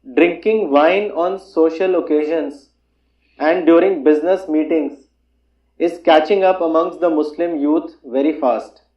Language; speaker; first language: English; non-native, local second language; Urdu